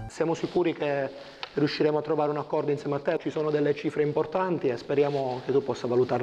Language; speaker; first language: Italian; native; Italian